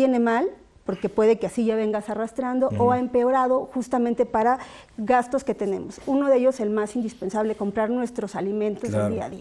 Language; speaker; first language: Spanish; native; Spanish